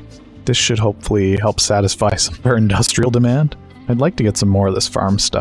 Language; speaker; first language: English; native; English